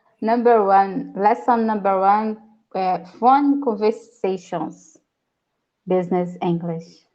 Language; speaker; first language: English; non-native, learner; Portuguese